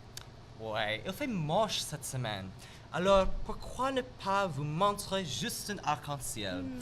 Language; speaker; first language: French; non-native, local second language; English